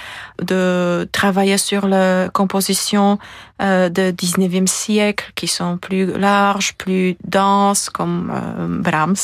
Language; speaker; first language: French; non-native, fluent; Polish